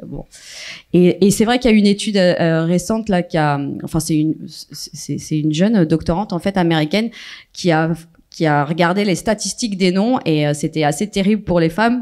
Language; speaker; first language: French; native; French